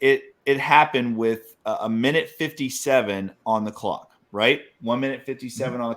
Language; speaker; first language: English; native; English